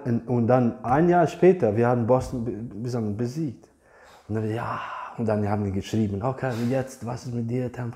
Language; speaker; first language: German; non-native, fluent; English